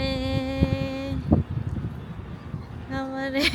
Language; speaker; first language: Korean; non-native, fluent; Japanese